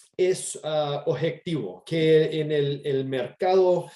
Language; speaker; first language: Spanish; non-native, fluent; English